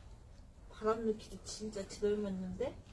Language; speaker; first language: Korean; native; Korean